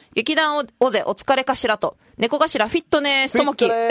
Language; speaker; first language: Japanese; native; Japanese